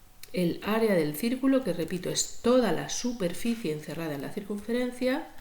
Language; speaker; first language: Spanish; native; Spanish